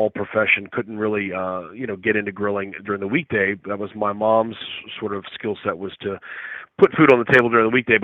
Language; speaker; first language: English; native; English